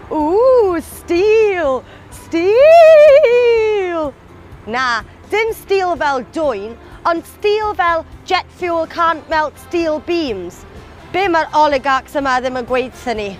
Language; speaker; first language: Welsh; native; Welsh